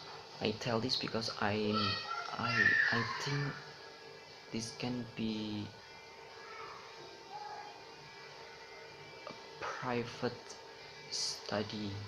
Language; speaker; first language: English; non-native, learner; Indonesian